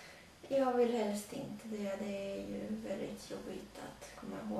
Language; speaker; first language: Swedish; early bilingual, other home language; Latvian